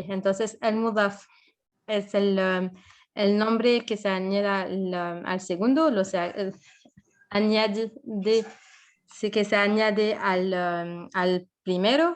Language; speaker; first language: Spanish; non-native, fluent; French